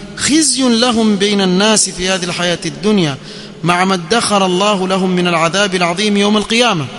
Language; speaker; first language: Arabic; non-native, fluent; Swahili